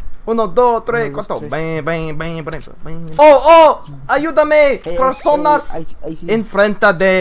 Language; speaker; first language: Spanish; non-native, learner; English